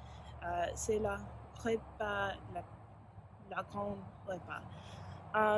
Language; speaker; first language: French; non-native, learner; English